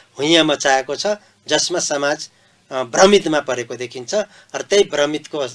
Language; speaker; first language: Nepali; non-native, local second language; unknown